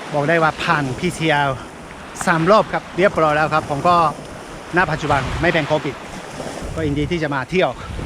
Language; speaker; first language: Thai; native; Thai